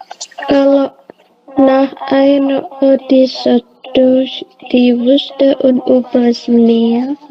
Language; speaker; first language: German; non-native, learner; Indonesian